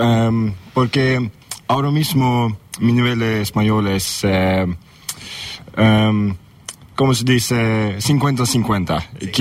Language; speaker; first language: Spanish; non-native, learner; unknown